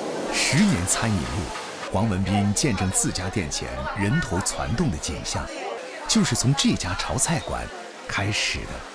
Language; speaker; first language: Chinese; native; Chinese